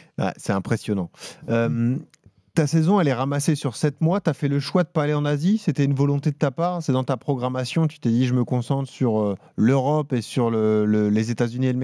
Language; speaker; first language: French; native; French